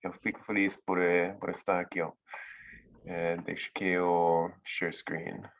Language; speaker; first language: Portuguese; non-native, fluent; English